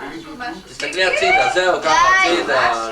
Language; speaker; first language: Hebrew; native; Hebrew